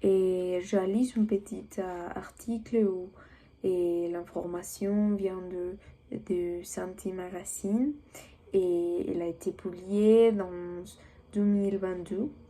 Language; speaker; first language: French; non-native, learner; Spanish